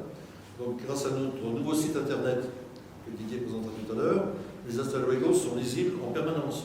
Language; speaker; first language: French; native; French